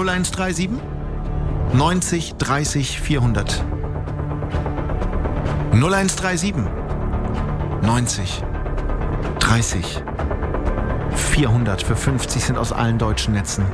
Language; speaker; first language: German; native; German